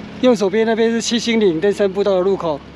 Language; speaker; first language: Chinese; native; Chinese